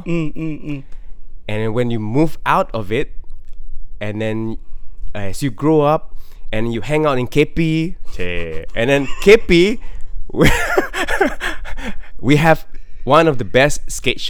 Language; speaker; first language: English; non-native, local second language; Malay